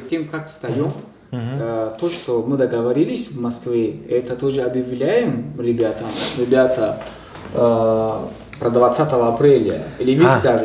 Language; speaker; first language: Russian; non-native, local second language; Tajik